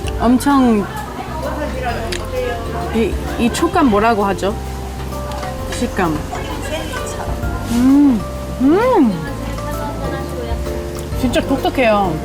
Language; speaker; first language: Korean; non-native, fluent; English